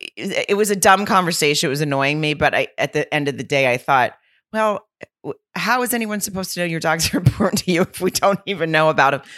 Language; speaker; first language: English; native; English